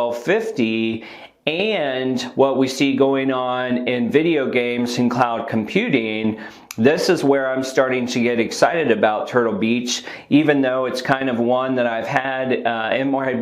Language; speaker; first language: English; native; English